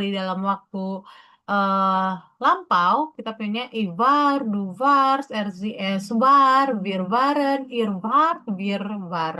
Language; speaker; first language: German; non-native, fluent; Indonesian